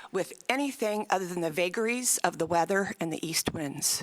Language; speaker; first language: English; native; English